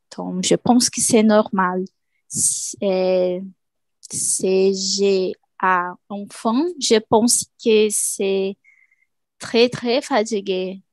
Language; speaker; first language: French; non-native, learner; Portuguese